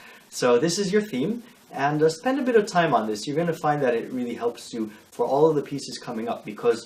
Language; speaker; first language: English; native; English